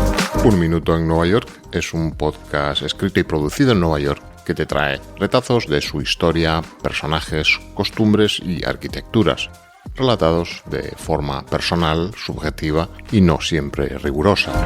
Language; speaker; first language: Spanish; native; Spanish